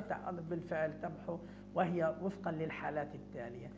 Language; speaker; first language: Arabic; native; Arabic